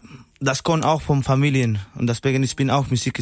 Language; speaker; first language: German; non-native, learner; Spanish